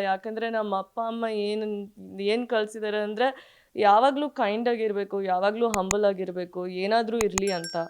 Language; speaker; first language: Kannada; early bilingual, heritage; Kannada